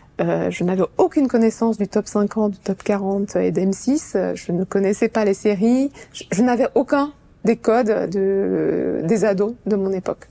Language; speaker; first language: French; early bilingual, other home language; Romanian